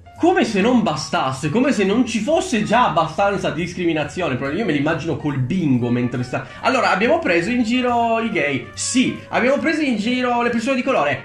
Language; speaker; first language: Italian; early bilingual, other home language; Romanian